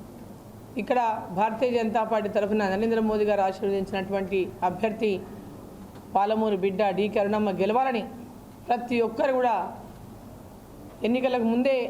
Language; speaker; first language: Telugu; native; Telugu